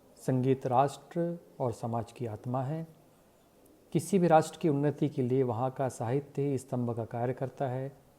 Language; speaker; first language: Hindi; native; Hindi